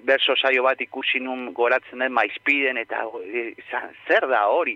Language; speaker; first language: Basque; non-native, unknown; Spanish